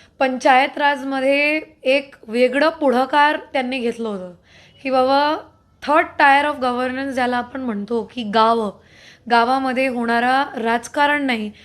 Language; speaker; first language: Marathi; non-native, fluent; Hindi